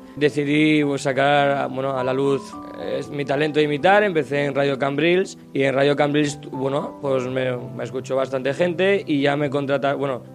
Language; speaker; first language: Spanish; native; Spanish